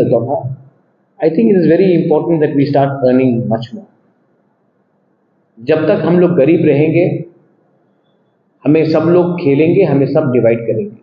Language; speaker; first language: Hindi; non-native, local second language; Kok Borok